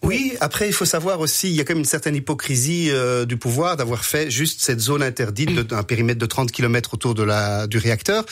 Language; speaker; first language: French; native; French